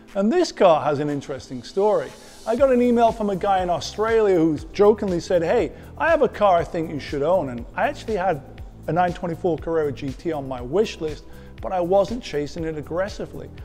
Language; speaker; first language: English; native; English